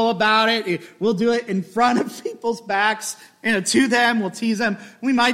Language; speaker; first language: English; native; English